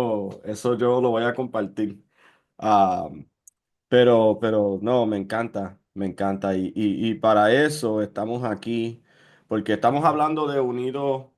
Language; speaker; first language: Spanish; early bilingual, heritage; Spanish